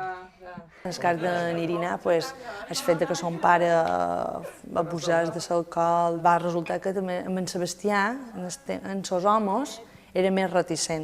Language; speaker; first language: Catalan; native; Catalan